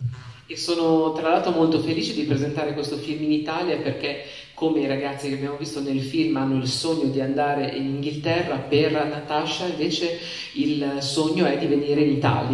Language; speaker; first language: Italian; native; Italian